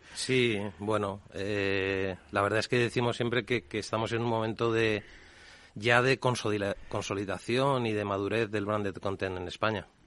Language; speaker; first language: Spanish; native; Spanish